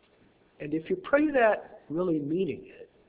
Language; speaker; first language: English; native; English